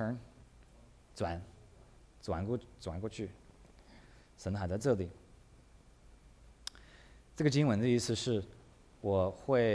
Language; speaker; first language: Chinese; early bilingual, heritage; English